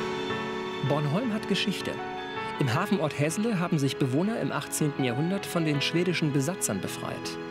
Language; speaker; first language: German; native; German